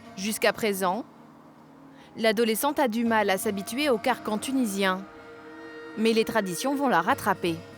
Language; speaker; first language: French; native; French